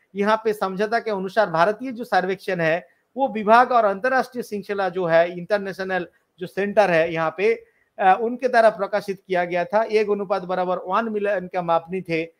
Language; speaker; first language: Hindi; non-native, local second language; Bangla